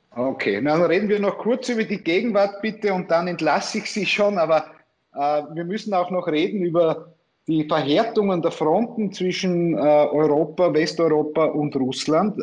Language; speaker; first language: German; native; German